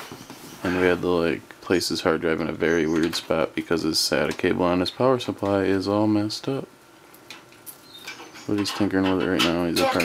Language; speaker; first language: English; native; English